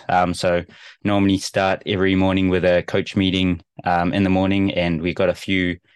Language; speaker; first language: English; native; English